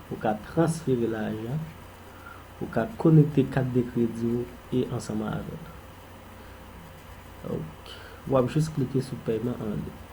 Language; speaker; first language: French; non-native, local second language; Haitian Creole